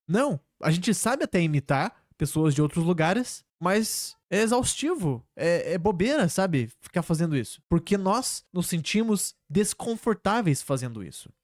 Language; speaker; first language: Portuguese; native; Portuguese